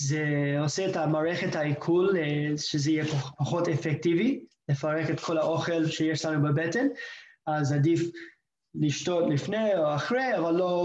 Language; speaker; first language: Hebrew; non-native, fluent; English